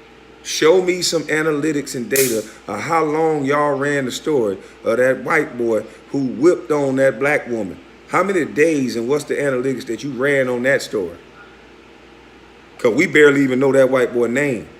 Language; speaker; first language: English; native; English